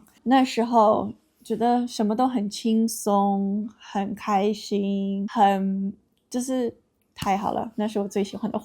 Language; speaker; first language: Chinese; non-native, fluent; English